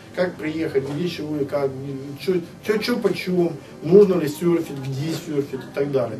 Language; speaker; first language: Russian; native; Russian